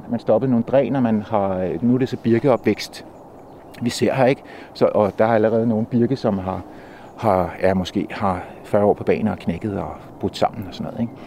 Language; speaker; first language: Danish; native; Danish